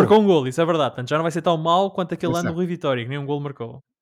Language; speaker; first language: Portuguese; native; Portuguese